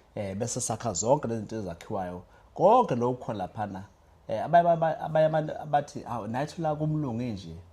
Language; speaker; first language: Zulu; native; Zulu